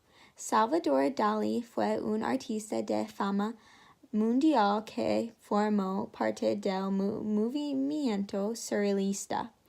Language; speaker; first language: Spanish; non-native, learner; English